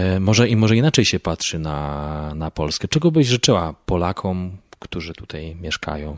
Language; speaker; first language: Polish; native; Polish